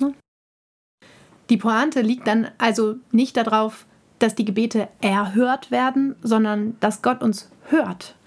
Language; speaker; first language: German; native; German